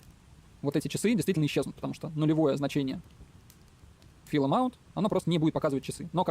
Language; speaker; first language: Russian; native; Russian